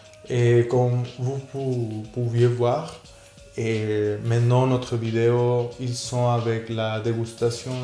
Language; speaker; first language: French; non-native, fluent; Spanish